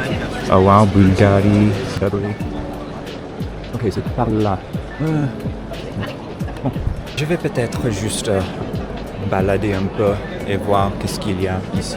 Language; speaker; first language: French; non-native, fluent; English